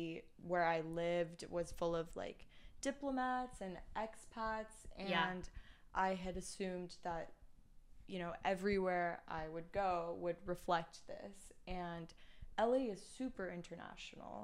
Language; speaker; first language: English; non-native, fluent; Chinese